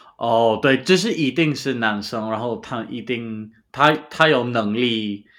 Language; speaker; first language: Chinese; non-native, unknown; English